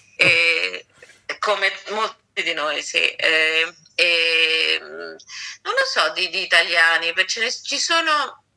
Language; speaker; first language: Italian; native; Italian